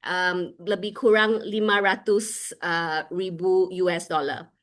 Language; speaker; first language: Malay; non-native, local second language; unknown